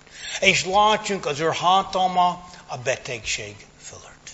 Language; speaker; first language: Hungarian; non-native, fluent; English